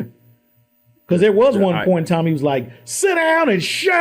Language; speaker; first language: English; native; English